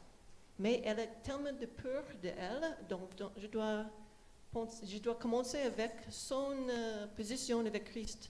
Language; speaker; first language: French; non-native, fluent; English